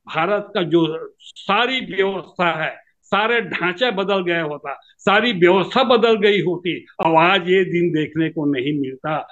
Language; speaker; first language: Hindi; native; Hindi